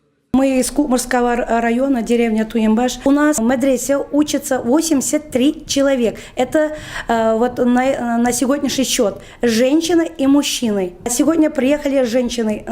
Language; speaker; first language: Russian; non-native, local second language; Tatar